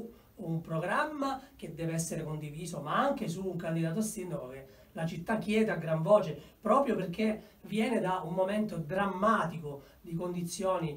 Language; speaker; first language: Italian; native; Italian